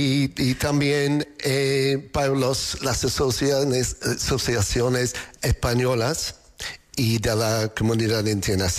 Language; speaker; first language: Spanish; non-native, learner; English